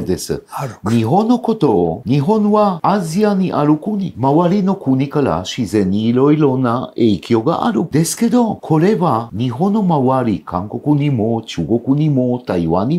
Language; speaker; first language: Japanese; non-native, fluent; Hebrew